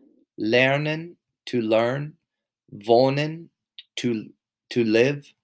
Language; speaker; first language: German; non-native, fluent; English